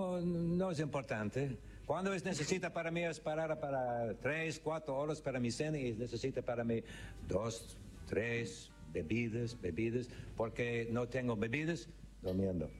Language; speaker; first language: Spanish; non-native, learner; English